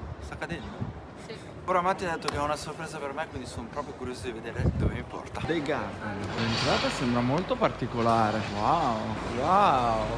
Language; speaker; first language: Italian; native; Italian